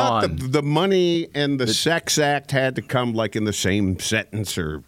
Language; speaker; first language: English; native; English